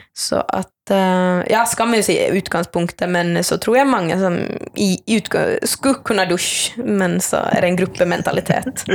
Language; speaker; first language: Swedish; native; Swedish